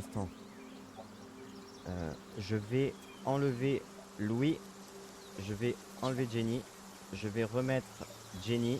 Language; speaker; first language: French; native; French